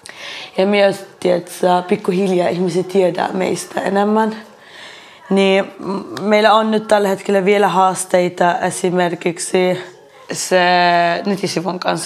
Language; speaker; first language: Finnish; non-native, fluent; Arabic